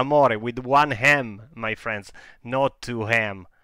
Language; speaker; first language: English; non-native, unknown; Italian